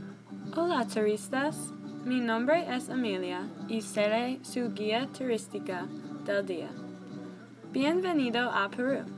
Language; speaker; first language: Spanish; non-native, learner; English